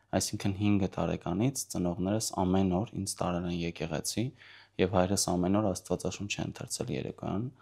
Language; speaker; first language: Armenian; early bilingual, heritage; Armenian